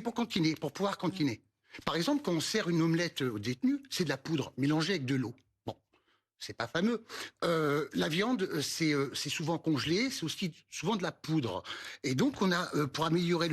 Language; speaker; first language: French; native; French